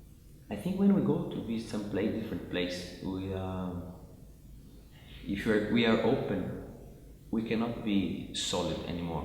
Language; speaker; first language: English; non-native, fluent; Portuguese